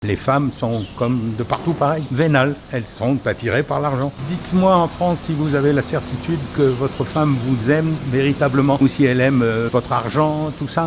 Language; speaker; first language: French; native; French